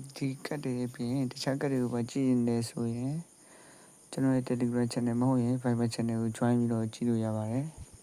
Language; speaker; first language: Burmese; native; Burmese